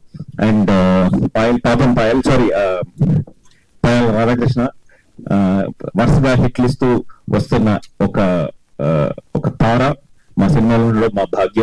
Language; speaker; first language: Telugu; native; Telugu